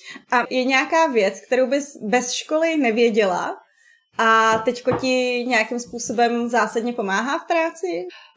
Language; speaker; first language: Czech; native; Czech